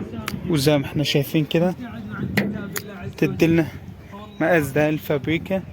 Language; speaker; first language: Arabic; native; Arabic